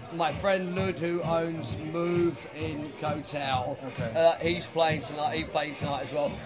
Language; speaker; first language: English; native; English